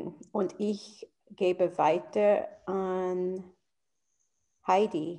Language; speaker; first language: German; non-native, fluent; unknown